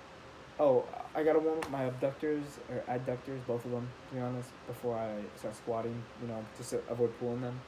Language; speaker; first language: English; native; English